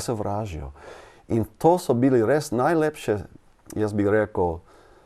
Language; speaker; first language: Slovenian; non-native, learner; English